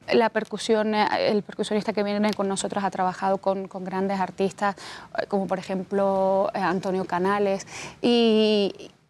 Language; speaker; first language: Spanish; native; Spanish